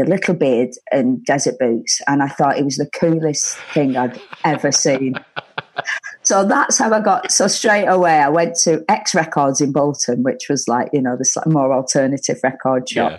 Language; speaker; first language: English; native; English